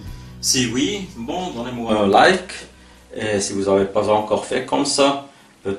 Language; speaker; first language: French; non-native, local second language; German